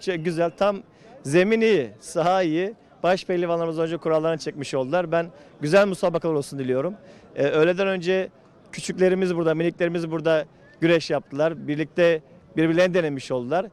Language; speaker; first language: Turkish; native; Turkish